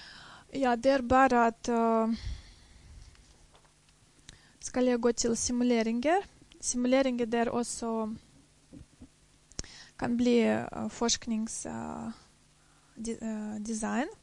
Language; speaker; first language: Norwegian; non-native, fluent; Dutch